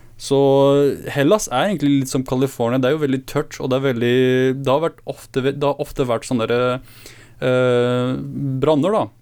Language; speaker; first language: Norwegian; early bilingual, other home language; Kurdish